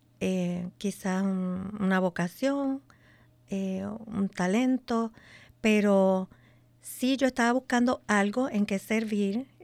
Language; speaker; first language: Spanish; native; Spanish